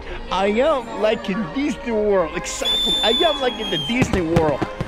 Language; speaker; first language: English; non-native, fluent; Spanish